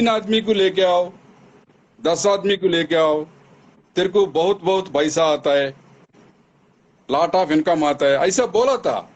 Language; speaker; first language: Hindi; non-native, local second language; Telugu